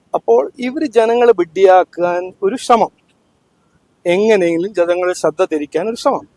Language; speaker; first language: Malayalam; early bilingual, heritage; Malayalam